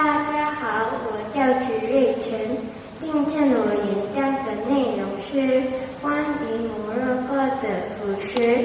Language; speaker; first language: Chinese; non-native, learner; Korean